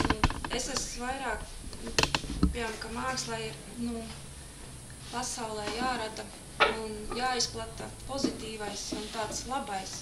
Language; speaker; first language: Latvian; native; Latvian